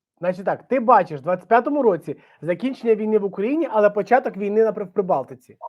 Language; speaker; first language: Ukrainian; native; Ukrainian